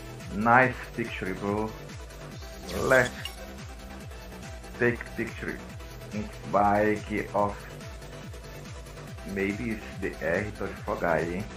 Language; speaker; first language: English; non-native, learner; Portuguese